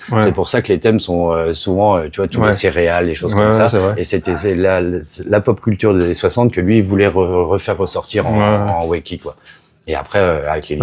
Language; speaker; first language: French; native; French